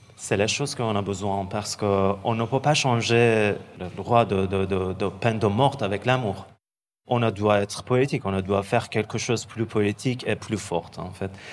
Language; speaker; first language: French; non-native, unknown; Persian